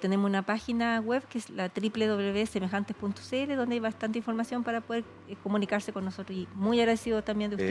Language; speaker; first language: Spanish; native; Spanish